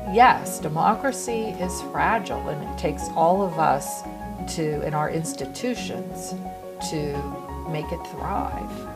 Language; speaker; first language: English; native; English